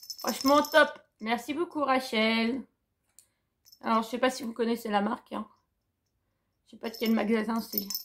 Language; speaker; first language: French; native; French